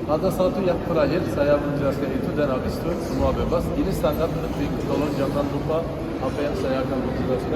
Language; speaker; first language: Indonesian; non-native, learner; Turkish